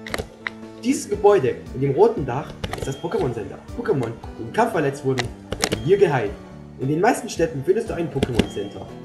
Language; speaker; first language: German; native; German